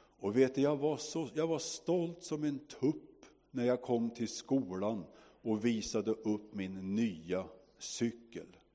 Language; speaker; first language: Swedish; native; Swedish